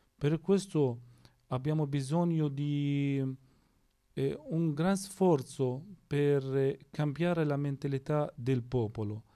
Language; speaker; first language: Italian; non-native, fluent; Arabic